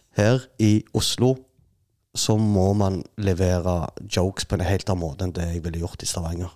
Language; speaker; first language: Norwegian; non-native, fluent; Arabic